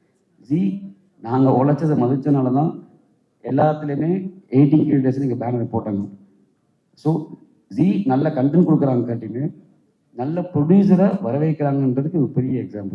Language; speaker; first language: Tamil; native; Tamil